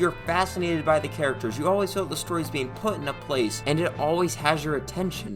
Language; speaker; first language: English; native; English